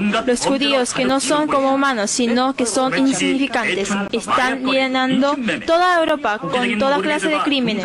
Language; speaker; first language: Spanish; non-native, fluent; Korean